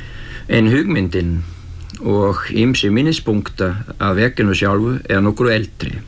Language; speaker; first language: Icelandic; non-native, fluent; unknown